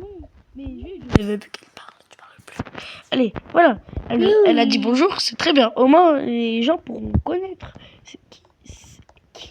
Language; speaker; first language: French; native; French